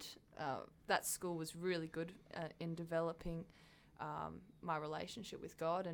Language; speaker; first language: English; native; English